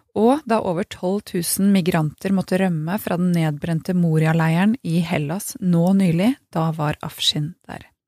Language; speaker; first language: Norwegian; native; Norwegian